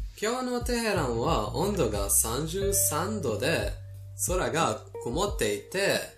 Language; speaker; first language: Japanese; non-native, fluent; Persian